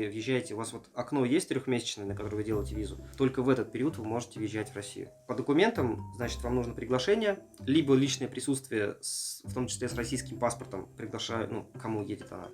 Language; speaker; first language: Russian; native; Russian